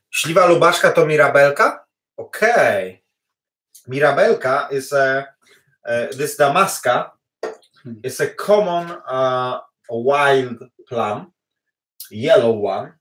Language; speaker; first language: English; non-native, fluent; Polish